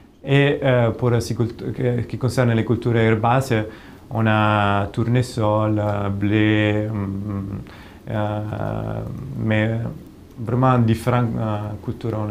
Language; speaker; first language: French; non-native, fluent; Italian